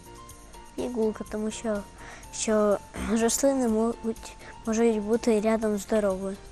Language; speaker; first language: Ukrainian; non-native, local second language; Russian